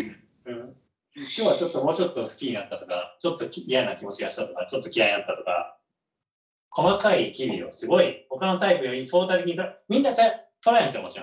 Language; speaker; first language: Japanese; native; Japanese